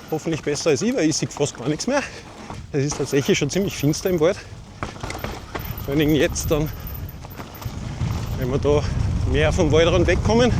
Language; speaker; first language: German; native; German